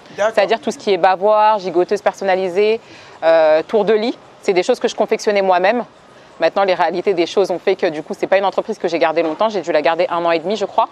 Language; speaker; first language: French; native; French